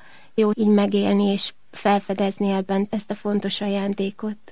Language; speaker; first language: Hungarian; native; Hungarian